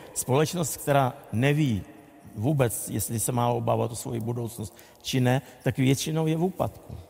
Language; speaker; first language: Czech; non-native, fluent; Russian